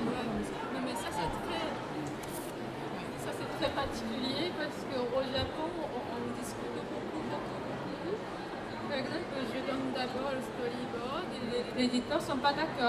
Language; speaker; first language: French; non-native, fluent; Japanese